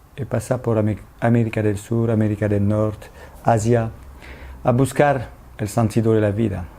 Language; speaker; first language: Spanish; non-native, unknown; French